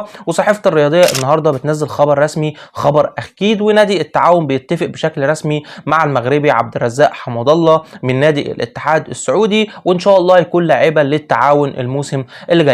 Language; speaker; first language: Arabic; native; Arabic